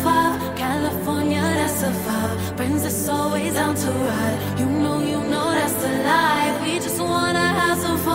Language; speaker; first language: English; native; English